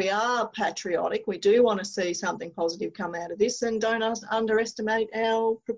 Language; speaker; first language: English; native; English